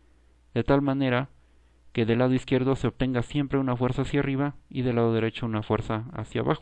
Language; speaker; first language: Spanish; native; Spanish